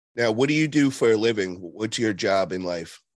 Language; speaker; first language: English; native; English